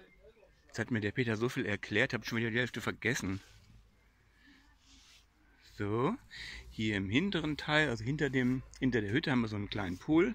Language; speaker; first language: German; native; German